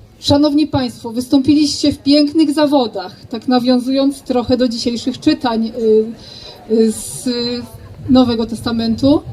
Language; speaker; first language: Polish; native; Polish